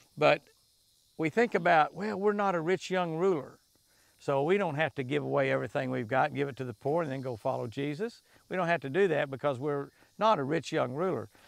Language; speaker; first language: English; native; English